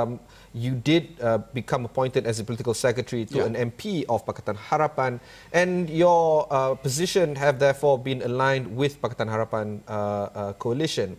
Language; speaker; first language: English; non-native, local second language; Malay